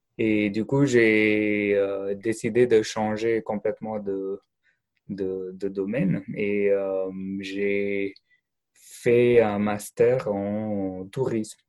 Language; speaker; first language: French; non-native, fluent; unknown